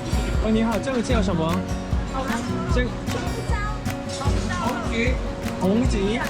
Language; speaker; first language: Chinese; non-native, fluent; Korean